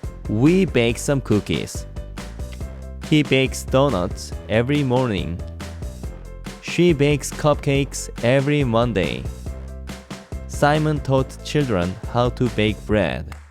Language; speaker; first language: English; non-native, fluent; Korean